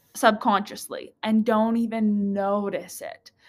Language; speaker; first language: English; native; English